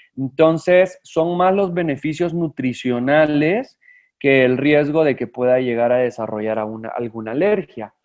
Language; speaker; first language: Spanish; native; Spanish